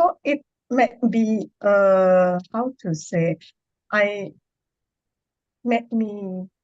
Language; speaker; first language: English; non-native, learner; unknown